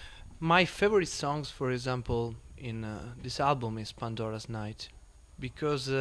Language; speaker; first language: English; non-native, learner; Italian